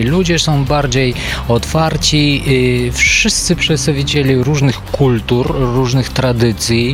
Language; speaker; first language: Polish; non-native, fluent; Bulgarian